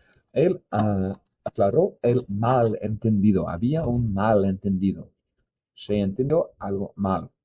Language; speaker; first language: Spanish; non-native, fluent; English